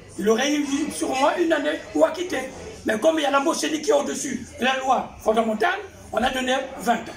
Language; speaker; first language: French; non-native, local second language; Kongo